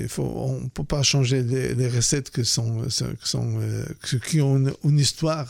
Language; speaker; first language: French; non-native, fluent; Portuguese